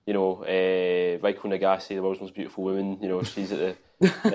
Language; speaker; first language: English; native; English